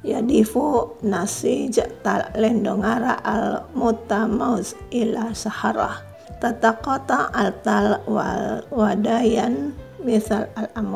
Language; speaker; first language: Arabic; non-native, fluent; Indonesian